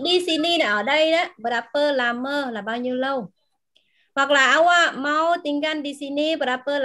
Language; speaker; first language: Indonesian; non-native, fluent; Vietnamese